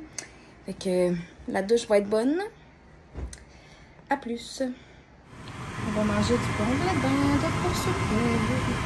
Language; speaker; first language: French; native; French